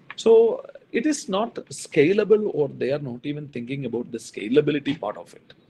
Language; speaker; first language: English; non-native, local second language; Malayalam